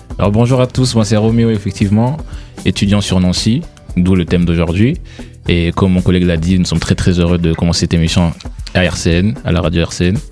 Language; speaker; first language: French; non-native, local second language; Kinyarwanda